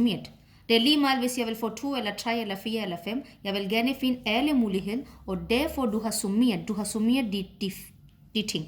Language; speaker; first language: Danish; non-native, fluent; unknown